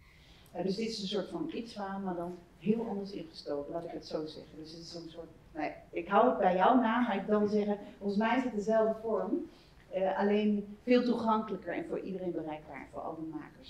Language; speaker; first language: Dutch; native; Dutch